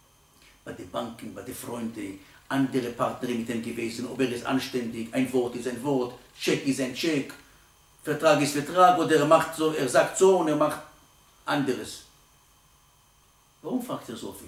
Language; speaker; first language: German; non-native, learner; Hebrew